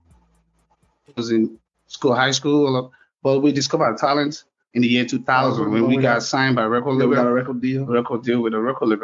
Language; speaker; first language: English; non-native, local second language; Yoruba